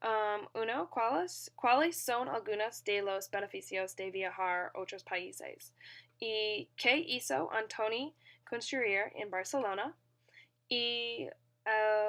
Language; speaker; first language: Spanish; non-native, learner; English